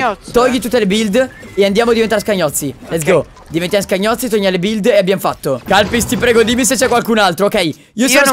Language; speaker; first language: Italian; native; Italian